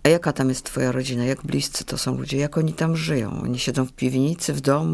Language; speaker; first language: Polish; native; Polish